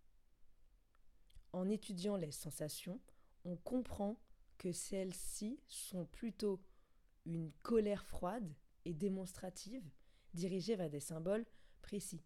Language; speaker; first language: French; native; French